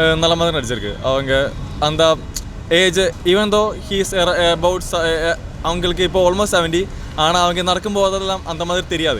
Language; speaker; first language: Tamil; non-native, local second language; Malayalam